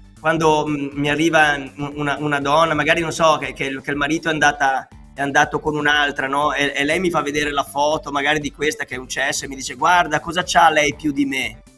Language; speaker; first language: Italian; native; Italian